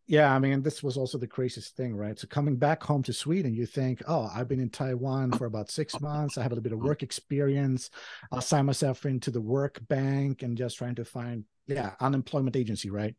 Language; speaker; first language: English; non-native, fluent; Swedish